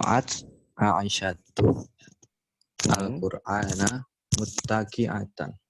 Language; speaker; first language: Arabic; non-native, learner; Indonesian